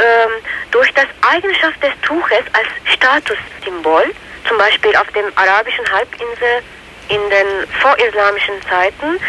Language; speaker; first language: German; non-native, fluent; Turkish